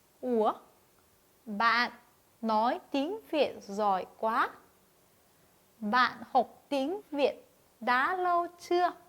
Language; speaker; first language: Vietnamese; non-native, fluent; Korean